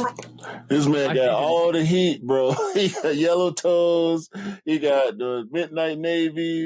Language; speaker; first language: English; native; English